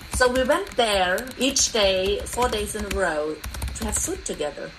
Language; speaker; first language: English; non-native, fluent; German